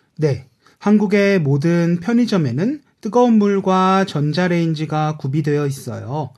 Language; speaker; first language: Korean; native; Korean